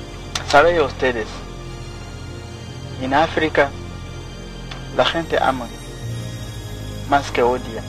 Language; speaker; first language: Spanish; non-native, fluent; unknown